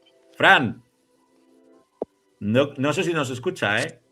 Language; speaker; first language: Spanish; native; Spanish